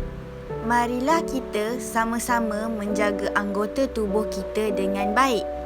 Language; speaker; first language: Malay; native; Malay